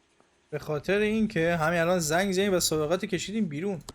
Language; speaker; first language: Persian; native; Persian